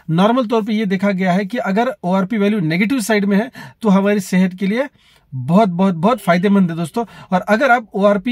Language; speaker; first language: Hindi; non-native, local second language; Marathi